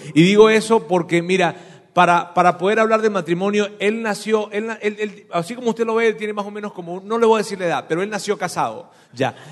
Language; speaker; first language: Spanish; native; Spanish